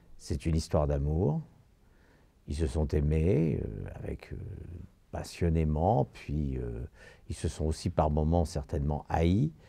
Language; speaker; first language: French; native; French